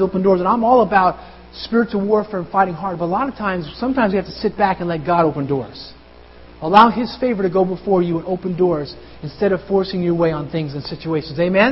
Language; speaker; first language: English; native; English